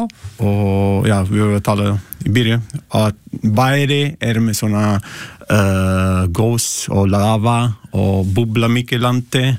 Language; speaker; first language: Icelandic; non-native, learner; Italian